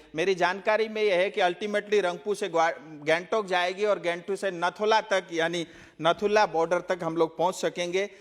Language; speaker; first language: Hindi; non-native, local second language; Nepali